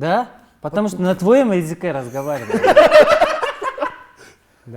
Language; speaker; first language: Russian; non-native, local second language; Kyrgyz